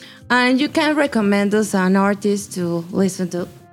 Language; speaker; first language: English; non-native, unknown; Spanish